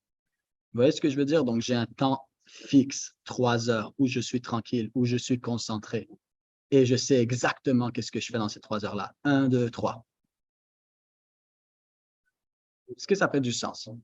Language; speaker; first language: French; native; French